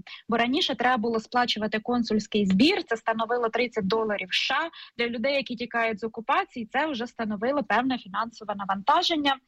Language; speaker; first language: Ukrainian; native; Ukrainian